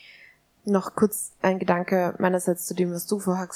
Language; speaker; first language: German; native; German